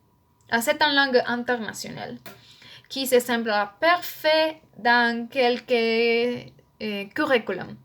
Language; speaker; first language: French; non-native, learner; Spanish